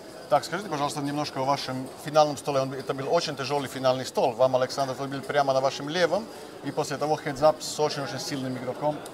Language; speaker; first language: Russian; early bilingual, heritage; Russian